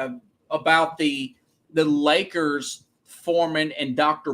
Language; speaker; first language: English; native; English